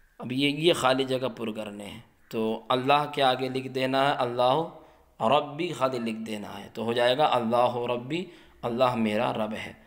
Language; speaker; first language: Urdu; native; Urdu